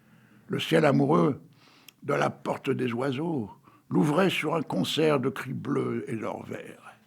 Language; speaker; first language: French; native; French